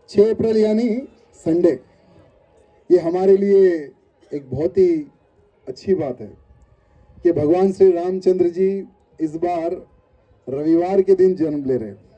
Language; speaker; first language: Hindi; non-native, local second language; Telugu